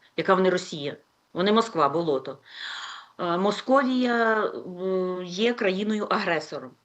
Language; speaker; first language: Ukrainian; native; Ukrainian